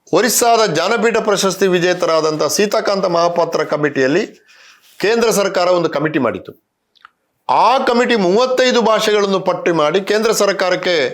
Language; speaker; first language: Kannada; non-native, local second language; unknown